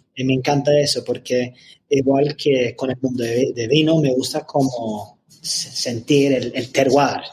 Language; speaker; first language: Spanish; non-native, fluent; English